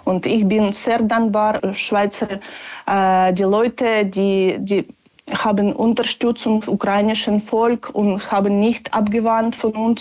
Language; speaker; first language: German; non-native, learner; Ukrainian